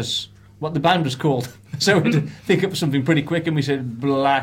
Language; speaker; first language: English; native; English